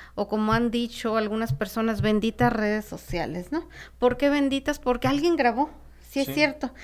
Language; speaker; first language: Spanish; native; Spanish